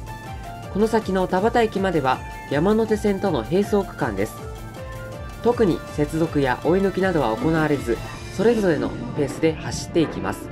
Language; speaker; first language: Japanese; native; Japanese